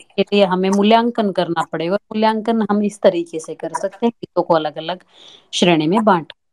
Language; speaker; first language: Hindi; native; Hindi